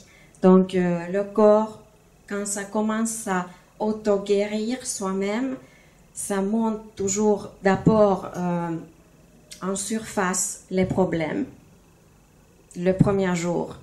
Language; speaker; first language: French; non-native, fluent; Finnish